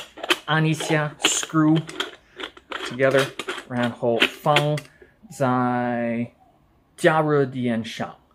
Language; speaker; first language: Chinese; non-native, learner; English